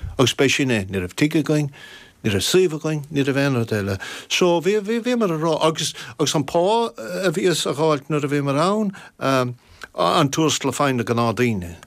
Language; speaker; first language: Irish; native; Irish